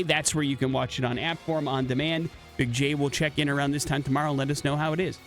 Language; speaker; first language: English; native; English